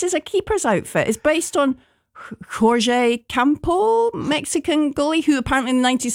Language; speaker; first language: English; native; English